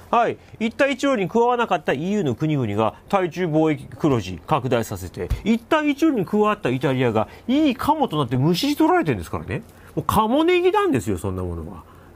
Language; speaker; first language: Japanese; native; Japanese